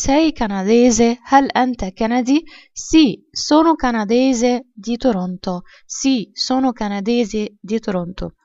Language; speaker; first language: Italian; non-native, fluent; Arabic